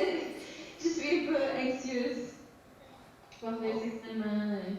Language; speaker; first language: French; non-native, learner; English